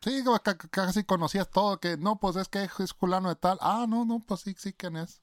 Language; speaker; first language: Spanish; early bilingual, other home language; English